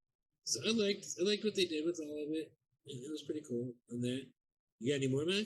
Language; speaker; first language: English; native; English